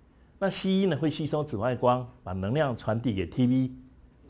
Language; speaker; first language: Chinese; native; Chinese